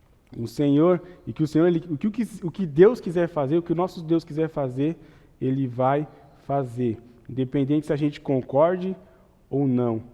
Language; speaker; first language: Portuguese; native; Portuguese